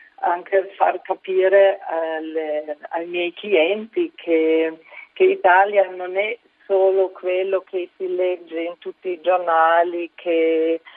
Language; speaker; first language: Italian; non-native, fluent; German